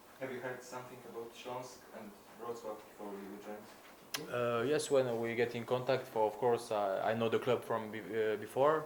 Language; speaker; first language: English; non-native, learner; Slovenian